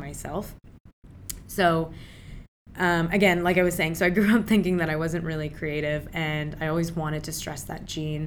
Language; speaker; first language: English; early bilingual, other home language; Urdu